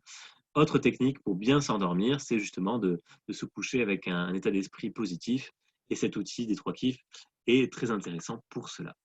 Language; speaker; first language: French; native; French